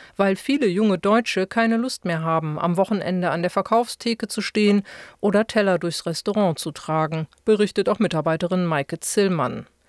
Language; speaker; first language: German; native; German